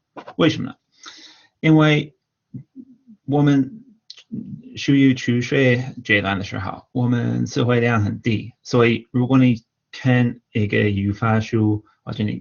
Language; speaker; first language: Chinese; non-native, fluent; English